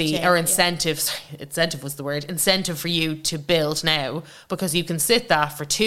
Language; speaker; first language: English; native; English